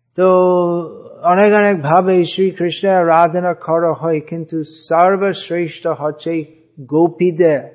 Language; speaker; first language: Bangla; non-native, fluent; English